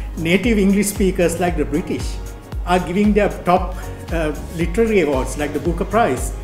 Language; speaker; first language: English; non-native, local second language; Sinhala